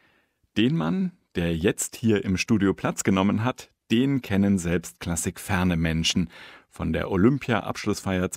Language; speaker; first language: German; native; German